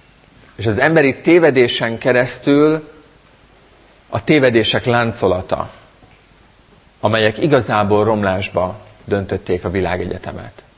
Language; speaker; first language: Hungarian; native; Hungarian